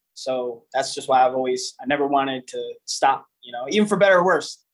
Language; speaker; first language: English; native; English